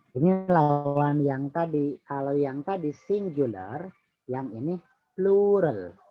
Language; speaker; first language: Indonesian; native; Indonesian